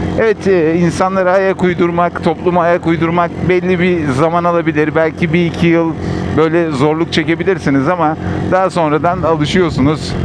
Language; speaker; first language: Turkish; early bilingual, heritage; Turkish